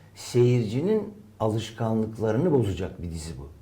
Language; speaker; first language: Turkish; native; Turkish